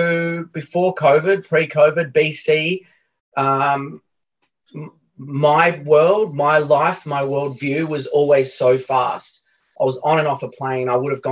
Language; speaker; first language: English; native; English